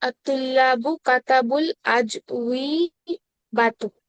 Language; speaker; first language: Arabic; non-native, learner; Bangla